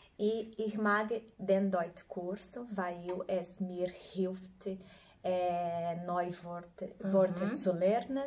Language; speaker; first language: German; non-native, learner; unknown